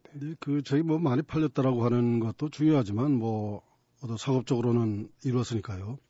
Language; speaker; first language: Korean; native; Korean